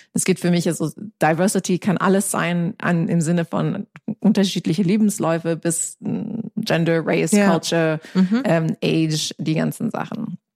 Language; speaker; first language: German; non-native, fluent; English